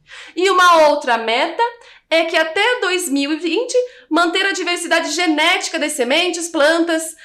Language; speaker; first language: Portuguese; native; Portuguese